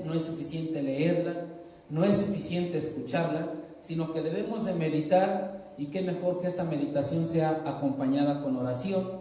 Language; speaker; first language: Spanish; native; Spanish